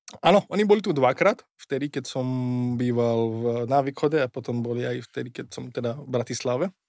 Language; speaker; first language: Slovak; non-native, fluent; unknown